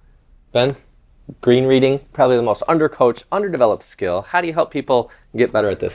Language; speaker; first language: English; native; English